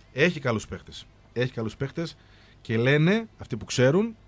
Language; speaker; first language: Greek; native; Greek